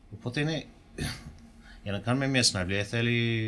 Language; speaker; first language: Greek; non-native, fluent; English